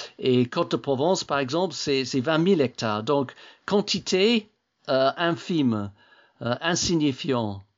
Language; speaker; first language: French; non-native, fluent; English